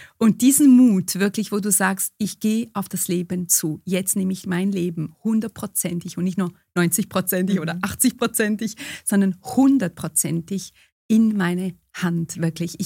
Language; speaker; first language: German; early bilingual, other home language; Romanian